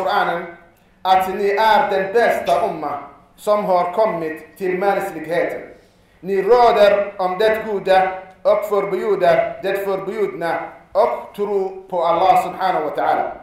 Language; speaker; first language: Swedish; non-native, fluent; Arabic